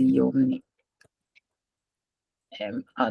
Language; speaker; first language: French; non-native, fluent; Hindi